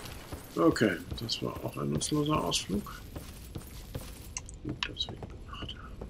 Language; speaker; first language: German; native; German